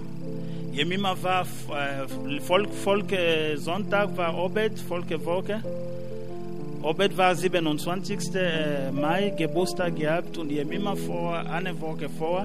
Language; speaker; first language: German; non-native, learner; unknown